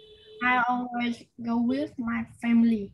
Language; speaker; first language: English; non-native, learner; Vietnamese